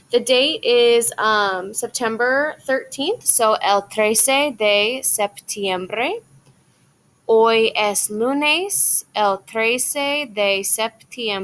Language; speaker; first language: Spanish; non-native, fluent; English